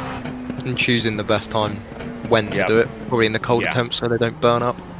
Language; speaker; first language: English; native; English